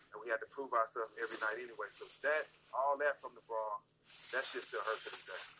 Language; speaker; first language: English; native; English